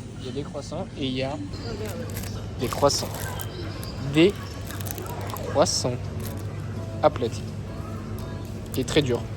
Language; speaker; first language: French; native; French